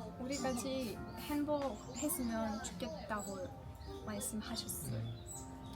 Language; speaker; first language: Korean; non-native, learner; Russian